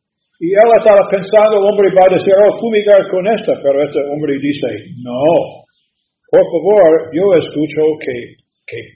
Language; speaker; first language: Spanish; non-native, learner; English